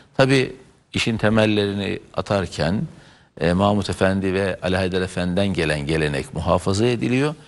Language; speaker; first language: Turkish; native; Turkish